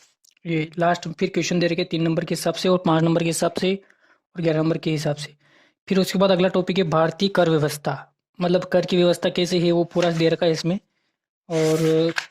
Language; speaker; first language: Hindi; native; Hindi